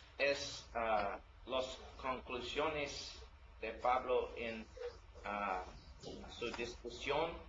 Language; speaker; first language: Spanish; non-native, learner; English